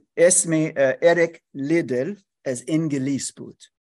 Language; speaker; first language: Persian; non-native, learner; English